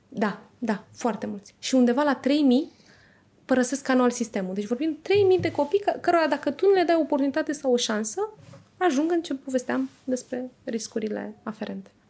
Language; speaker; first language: Romanian; native; Romanian